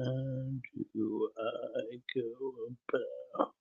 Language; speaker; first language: English; native; English